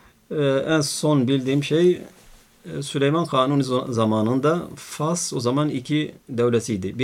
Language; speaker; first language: Turkish; non-native, fluent; Arabic